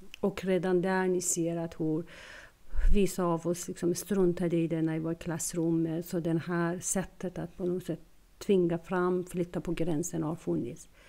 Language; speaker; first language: Swedish; non-native, fluent; Persian